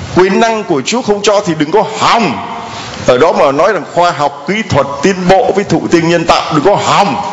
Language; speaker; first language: Vietnamese; native; Vietnamese